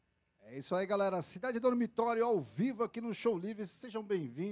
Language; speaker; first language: Portuguese; native; Portuguese